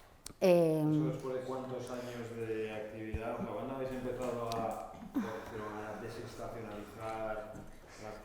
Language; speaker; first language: Spanish; native; Spanish